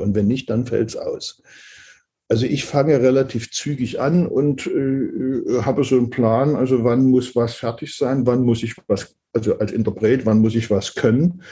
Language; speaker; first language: German; native; German